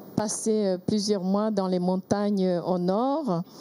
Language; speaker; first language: French; non-native, local second language; Kinyarwanda